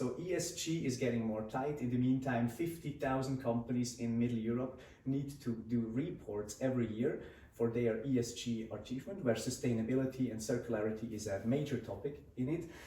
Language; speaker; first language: English; non-native, fluent; Swiss German